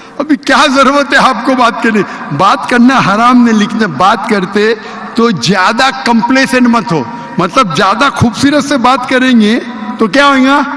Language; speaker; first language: Urdu; non-native, local second language; Konkani